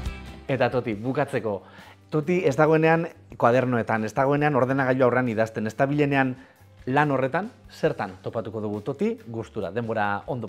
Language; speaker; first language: Basque; native; Basque